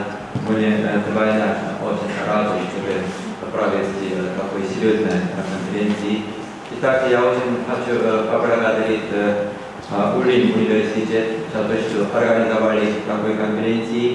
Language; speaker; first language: Russian; non-native, learner; Korean